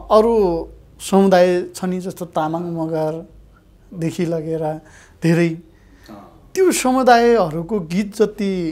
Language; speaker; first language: Nepali; native; Nepali